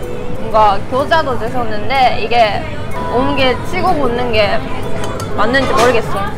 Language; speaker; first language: Korean; non-native, fluent; Japanese